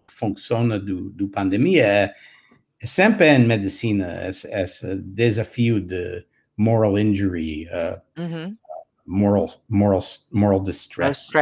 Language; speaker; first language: Portuguese; non-native, fluent; English